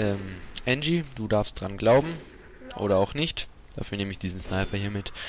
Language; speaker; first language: German; native; German